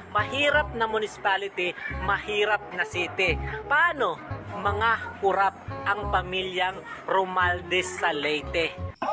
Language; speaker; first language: Filipino; non-native, local second language; Waray